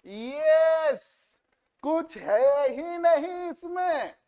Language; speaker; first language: Hindi; non-native, local second language; Marathi